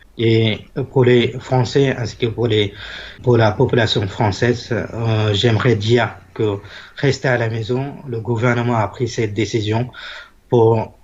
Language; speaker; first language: French; non-native, fluent; Bangla